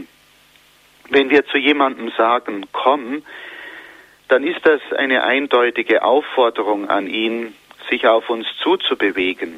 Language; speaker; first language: German; native; German